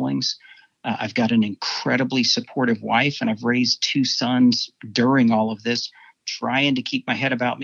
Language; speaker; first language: English; native; English